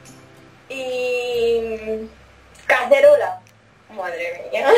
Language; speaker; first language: Spanish; native; Spanish